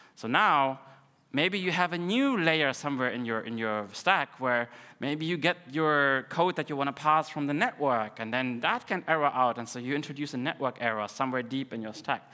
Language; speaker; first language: English; non-native, fluent; Russian